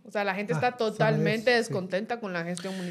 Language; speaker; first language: Spanish; native; Spanish